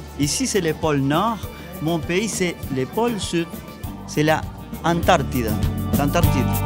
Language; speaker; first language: French; non-native, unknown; Spanish